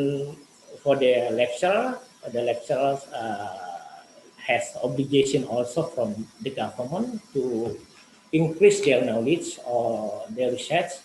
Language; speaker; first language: English; non-native, learner; Indonesian